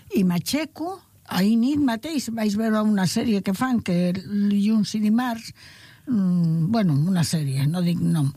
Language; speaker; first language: Catalan; non-native, local second language; Spanish